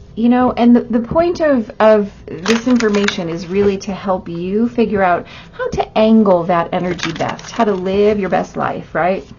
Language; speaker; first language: English; native; English